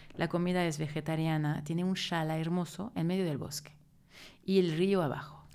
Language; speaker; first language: Spanish; non-native, fluent; French